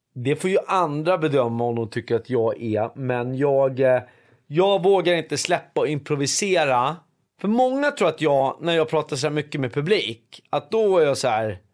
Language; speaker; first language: Swedish; native; Swedish